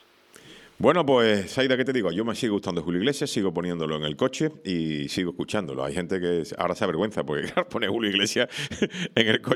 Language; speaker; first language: Spanish; native; Spanish